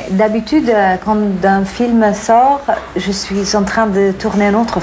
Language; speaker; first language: French; non-native, fluent; English